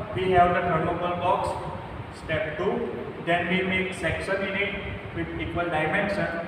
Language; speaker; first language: English; non-native, local second language; Gujarati